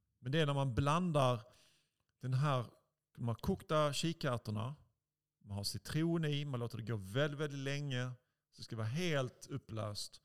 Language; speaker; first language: Swedish; native; Swedish